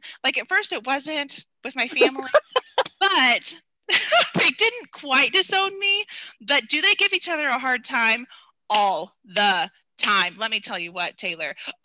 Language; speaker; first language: English; native; English